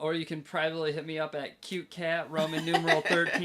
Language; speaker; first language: English; native; English